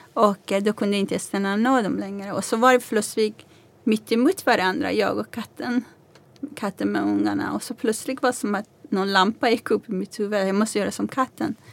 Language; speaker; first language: Swedish; non-native, fluent; Persian